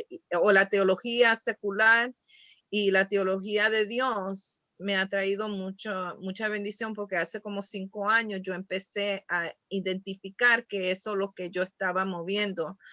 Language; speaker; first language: Spanish; early bilingual, heritage; Spanish